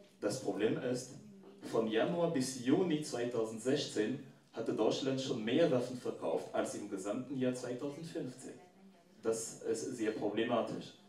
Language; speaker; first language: German; non-native, fluent; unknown